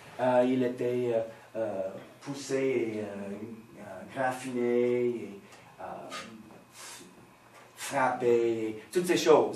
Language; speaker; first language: French; non-native, fluent; English